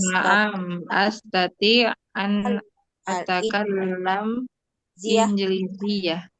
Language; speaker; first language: Arabic; non-native, learner; Indonesian